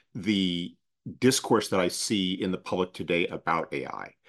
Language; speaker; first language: English; native; English